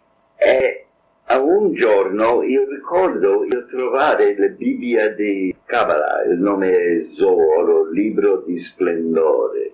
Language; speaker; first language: Italian; non-native, fluent; English